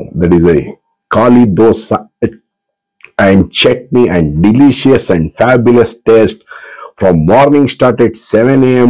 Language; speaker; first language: English; non-native, local second language; Kannada